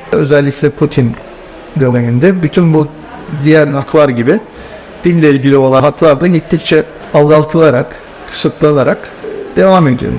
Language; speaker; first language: Turkish; native; Turkish